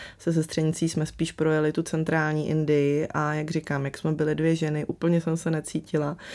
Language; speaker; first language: Czech; early bilingual, other home language; Slovak